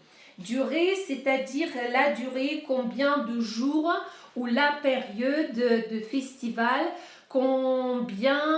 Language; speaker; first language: French; non-native, fluent; Russian